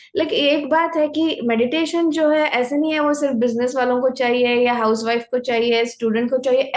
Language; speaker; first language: Hindi; non-native, local second language; Marathi